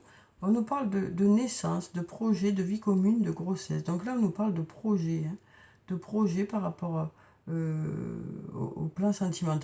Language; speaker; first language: French; native; French